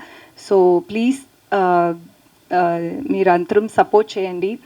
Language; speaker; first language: Telugu; non-native, learner; Tamil